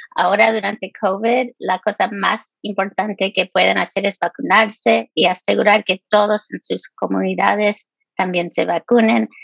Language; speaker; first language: Spanish; early bilingual, heritage; Spanish